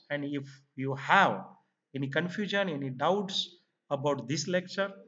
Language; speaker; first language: English; non-native, local second language; Marathi